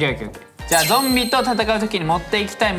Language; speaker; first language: Japanese; native; Japanese